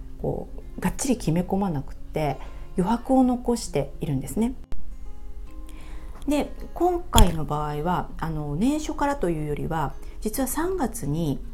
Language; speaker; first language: Japanese; native; Japanese